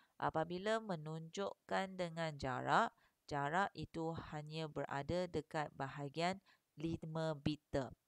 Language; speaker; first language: Malay; non-native, local second language; Chinese